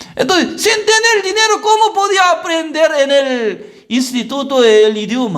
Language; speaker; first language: Spanish; non-native, learner; Korean